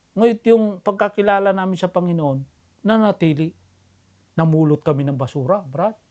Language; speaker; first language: Filipino; non-native, local second language; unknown